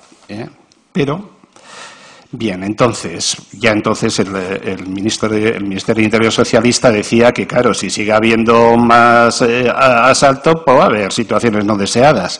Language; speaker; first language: Spanish; native; Spanish